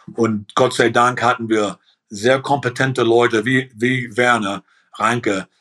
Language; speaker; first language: German; early bilingual, heritage; German